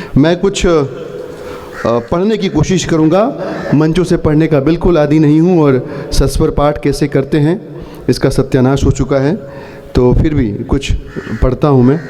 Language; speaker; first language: Hindi; non-native, local second language; Bhojpuri